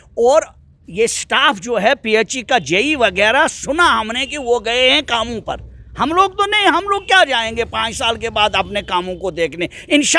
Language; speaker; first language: Hindi; native; Hindi